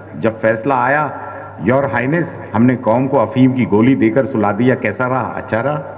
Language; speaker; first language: Urdu; native; Urdu